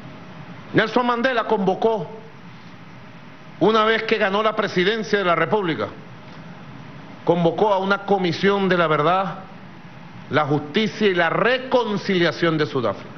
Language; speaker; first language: Spanish; native; Spanish